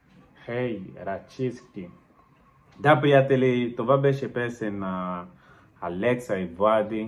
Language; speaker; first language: Bulgarian; non-native, learner; Portuguese